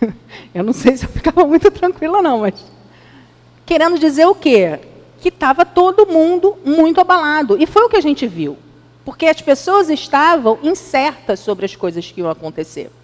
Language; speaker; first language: Portuguese; native; Portuguese